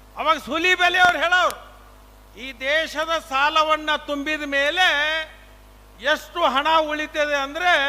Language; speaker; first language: Kannada; native; Kannada